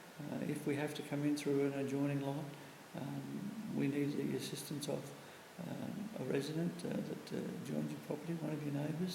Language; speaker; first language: English; native; English